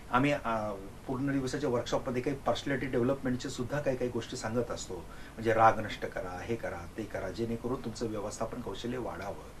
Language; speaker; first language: Marathi; non-native, local second language; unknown